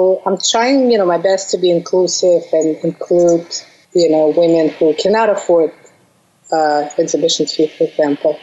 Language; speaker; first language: English; non-native, fluent; Russian